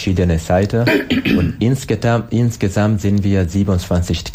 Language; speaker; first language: German; non-native, learner; Swahili